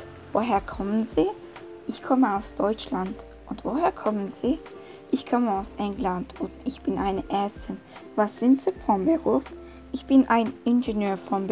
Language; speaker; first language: German; non-native, fluent; Turkish